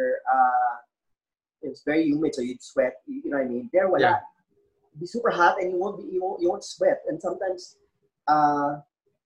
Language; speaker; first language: English; non-native, local second language; Filipino